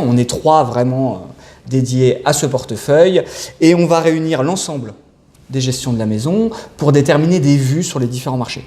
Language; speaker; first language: French; native; French